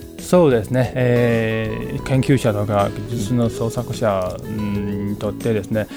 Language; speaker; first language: Japanese; non-native, fluent; Chinese